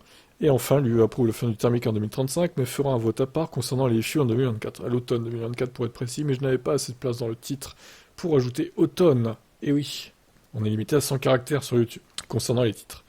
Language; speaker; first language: French; native; French